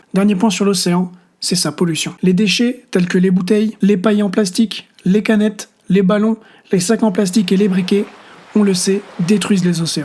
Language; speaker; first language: French; native; French